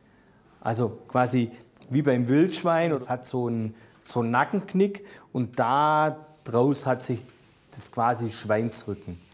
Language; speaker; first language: German; native; German